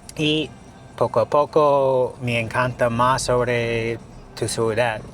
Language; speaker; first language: Spanish; non-native, learner; English